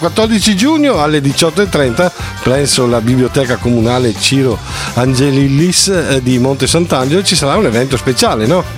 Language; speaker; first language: Italian; native; Italian